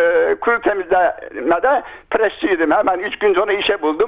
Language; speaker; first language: Turkish; non-native, local second language; Kurdish